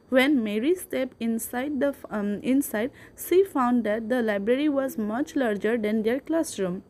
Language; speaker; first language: English; non-native, local second language; Assamese